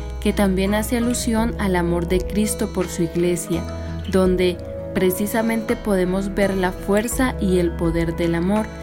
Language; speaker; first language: Spanish; native; Spanish